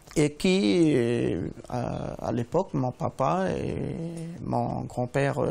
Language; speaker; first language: French; native; French